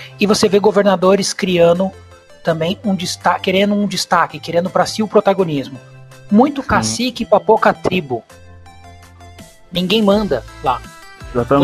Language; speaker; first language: Portuguese; native; Portuguese